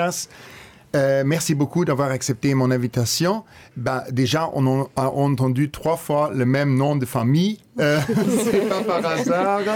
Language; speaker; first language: French; non-native, local second language; Luxembourgish